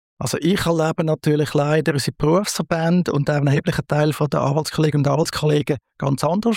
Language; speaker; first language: German; native; German